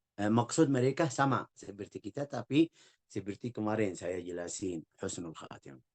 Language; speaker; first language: Indonesian; non-native, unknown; Arabic